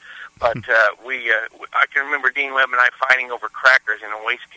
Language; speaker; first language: English; native; English